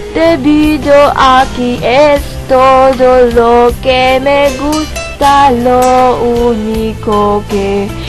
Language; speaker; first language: Spanish; non-native, learner; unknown